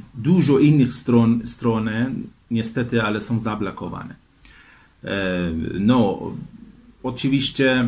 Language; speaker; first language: Polish; non-native, fluent; Persian